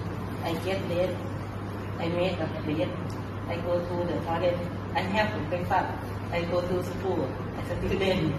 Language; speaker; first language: English; non-native, learner; Thai